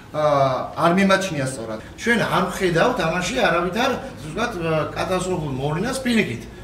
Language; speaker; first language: Georgian; native; Georgian